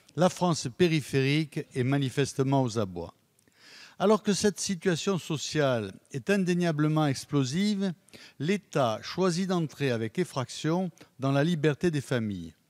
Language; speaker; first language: French; native; French